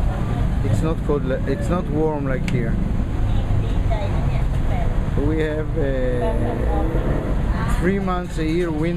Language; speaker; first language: English; non-native, learner; Hebrew